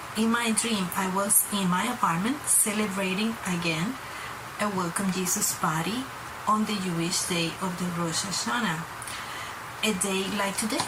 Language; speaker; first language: English; non-native, fluent; Spanish